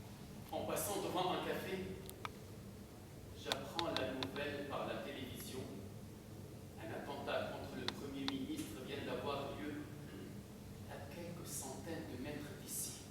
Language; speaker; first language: French; non-native, local second language; Arabic